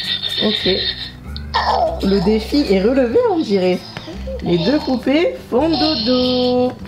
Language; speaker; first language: French; native; French